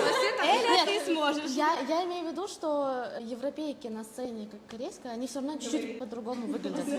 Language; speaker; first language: Russian; native; Russian